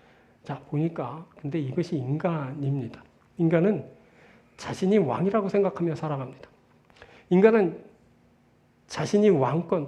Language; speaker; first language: Korean; native; Korean